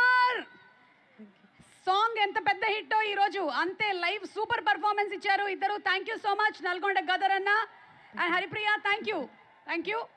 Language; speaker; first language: Telugu; native; Telugu